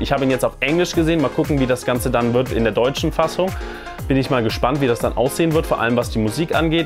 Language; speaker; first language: German; native; German